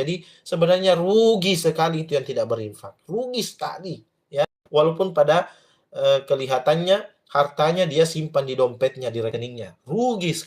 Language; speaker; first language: Indonesian; native; Indonesian